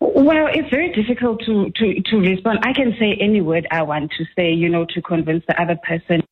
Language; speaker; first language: English; non-native, local second language; Xhosa